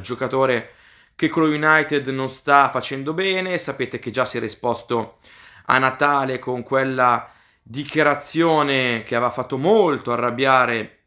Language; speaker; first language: Italian; native; Italian